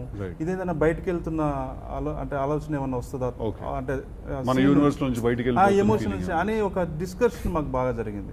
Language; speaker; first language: Telugu; native; Telugu